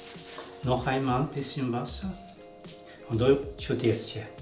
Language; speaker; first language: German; non-native, learner; Tibetan